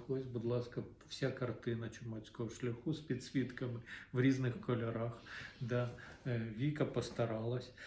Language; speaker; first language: Ukrainian; non-native, local second language; Russian